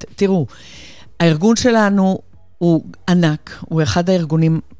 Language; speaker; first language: Hebrew; non-native, fluent; Spanish